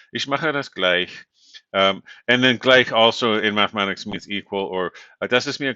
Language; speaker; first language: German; non-native, fluent; English